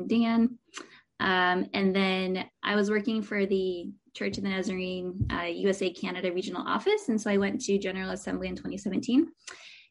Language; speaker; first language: English; native; English